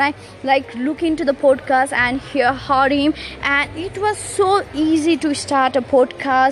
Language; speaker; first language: English; non-native, local second language; Nepali